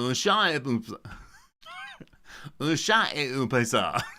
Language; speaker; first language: French; non-native, learner; English